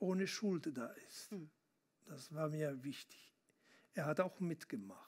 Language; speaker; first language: German; non-native, fluent; Spanish